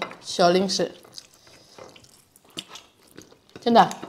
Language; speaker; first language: Chinese; non-native, fluent; Indonesian